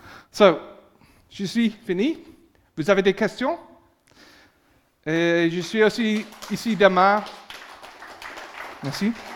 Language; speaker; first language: French; non-native, learner; English